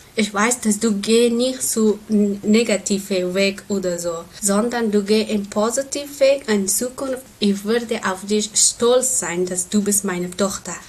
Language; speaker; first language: German; non-native, learner; Persian